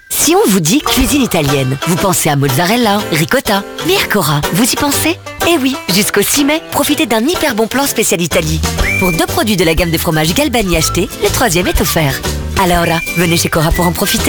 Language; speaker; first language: French; native; French